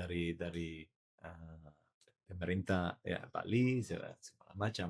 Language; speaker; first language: Indonesian; non-native, learner; Italian